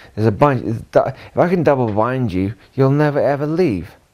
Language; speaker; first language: English; native; English